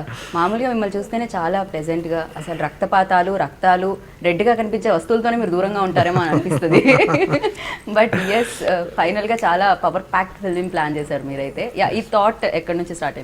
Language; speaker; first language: Telugu; native; Telugu